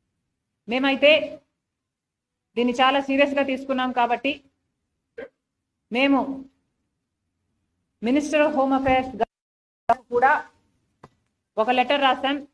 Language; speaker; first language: Telugu; native; Telugu